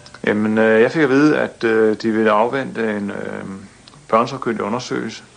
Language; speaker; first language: Danish; native; Danish